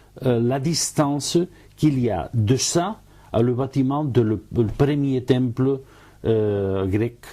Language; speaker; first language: French; non-native, learner; Catalan